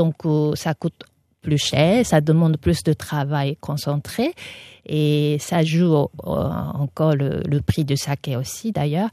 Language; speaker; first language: French; non-native, fluent; Japanese